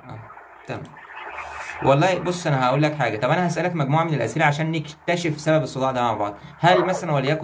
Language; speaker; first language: Arabic; native; Arabic